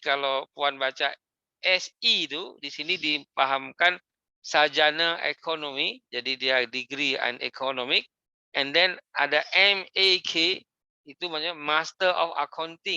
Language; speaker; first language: Malay; native; Malay